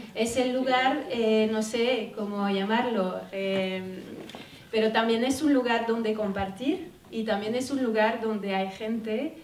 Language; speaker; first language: Spanish; non-native, fluent; French